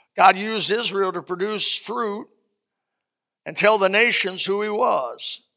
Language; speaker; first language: English; native; English